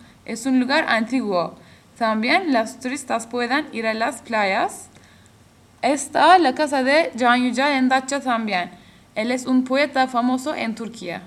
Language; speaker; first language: Spanish; non-native, learner; Turkish